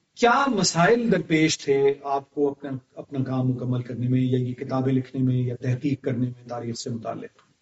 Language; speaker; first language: Urdu; native; Urdu